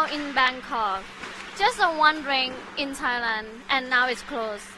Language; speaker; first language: English; non-native, learner; Thai